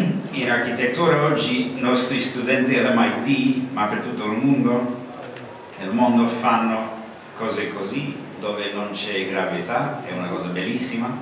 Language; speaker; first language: Italian; non-native, learner; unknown